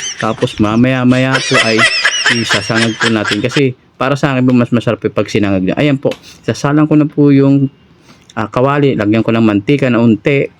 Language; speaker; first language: Filipino; non-native, local second language; Maranao